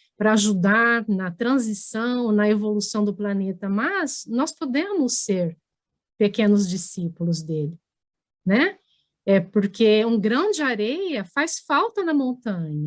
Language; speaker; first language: Portuguese; native; Portuguese